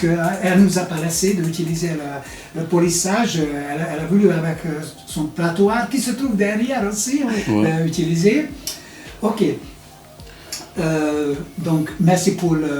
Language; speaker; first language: French; non-native, fluent; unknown